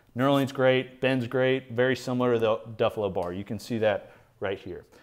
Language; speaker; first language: English; native; English